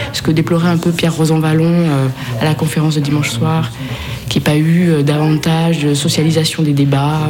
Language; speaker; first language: French; native; French